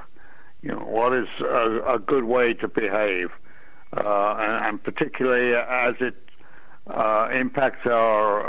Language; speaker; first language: English; native; English